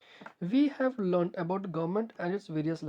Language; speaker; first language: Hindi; native; Hindi